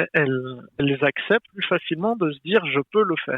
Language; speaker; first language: French; native; French